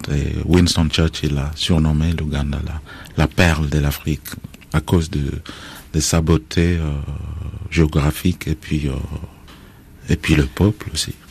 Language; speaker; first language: French; non-native, fluent; Acoli